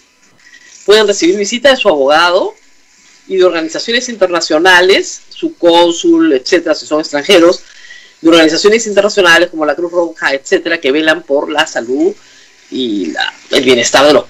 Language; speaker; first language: Spanish; native; Spanish